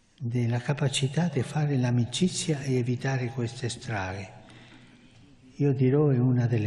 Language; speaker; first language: Italian; early bilingual, heritage; Spanish